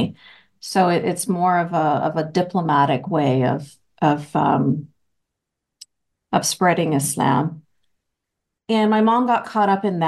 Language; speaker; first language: English; native; English